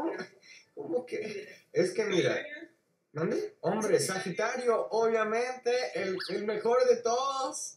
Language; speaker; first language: Spanish; non-native, fluent; English